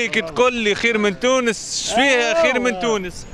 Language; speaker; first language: Arabic; native; Arabic